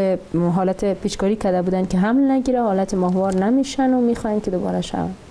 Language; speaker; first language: Persian; native; Persian